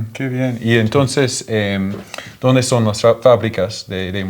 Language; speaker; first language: Spanish; non-native, fluent; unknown